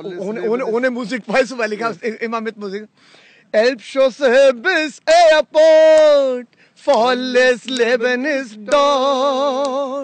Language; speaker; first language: German; non-native, fluent; Punjabi